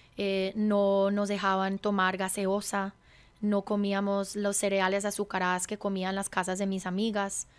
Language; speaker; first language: Spanish; early bilingual, heritage; Spanish